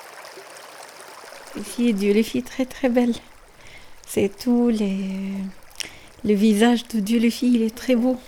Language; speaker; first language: French; non-native, learner; Arabic